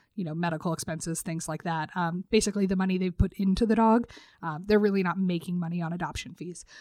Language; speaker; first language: English; native; English